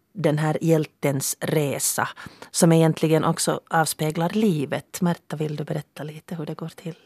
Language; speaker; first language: Swedish; native; Swedish